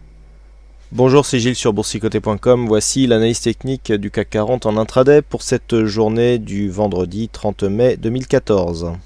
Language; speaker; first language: French; native; French